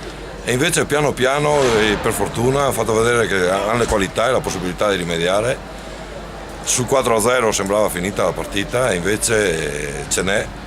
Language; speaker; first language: Italian; native; Italian